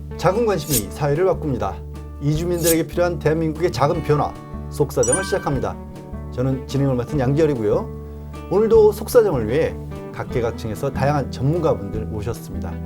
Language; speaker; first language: Korean; native; Korean